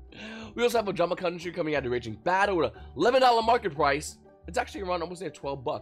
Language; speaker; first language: English; native; English